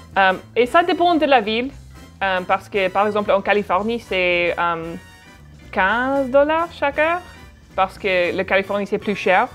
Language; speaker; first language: French; non-native, fluent; English